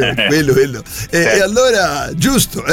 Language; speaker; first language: Italian; native; Italian